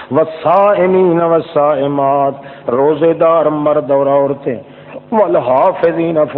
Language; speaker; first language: Urdu; non-native, local second language; Saraiki